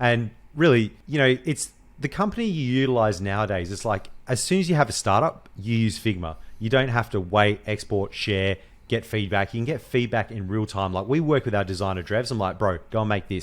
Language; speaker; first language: English; native; English